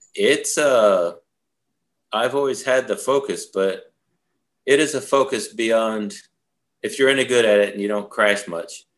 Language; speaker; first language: English; native; English